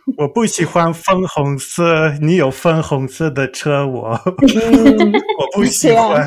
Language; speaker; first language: Chinese; non-native, learner; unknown